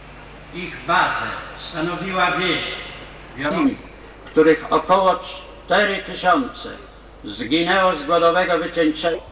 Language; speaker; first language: Polish; native; Polish